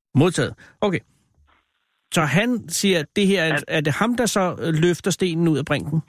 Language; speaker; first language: Danish; native; Danish